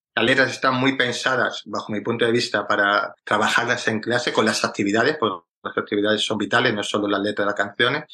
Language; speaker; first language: Spanish; native; Spanish